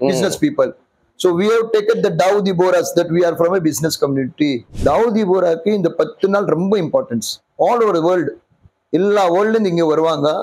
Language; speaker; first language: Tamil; non-native, local second language; Gujarati